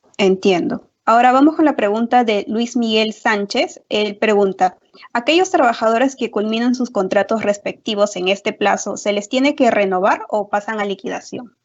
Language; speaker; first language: Spanish; native; Spanish